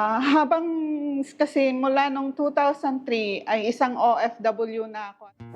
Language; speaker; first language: Filipino; non-native, local second language; Hiligaynon